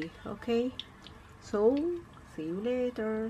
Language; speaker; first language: English; non-native, learner; Urdu